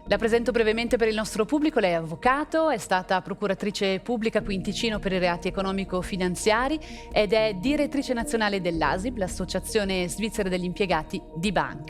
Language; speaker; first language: Italian; native; Italian